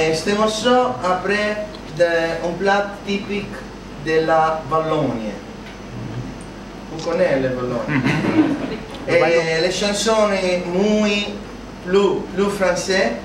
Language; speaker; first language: French; non-native, learner; Italian